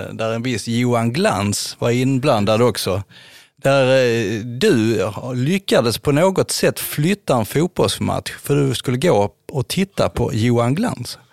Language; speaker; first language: Swedish; native; Swedish